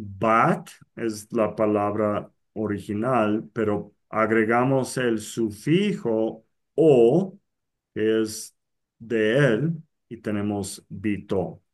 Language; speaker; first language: Spanish; non-native, fluent; English